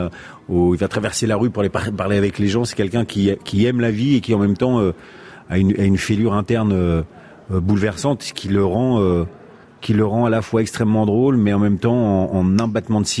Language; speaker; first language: French; native; French